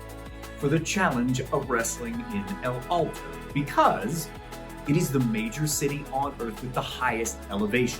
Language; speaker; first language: English; native; English